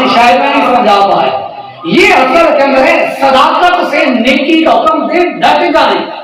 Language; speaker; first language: Urdu; non-native, local second language; Punjabi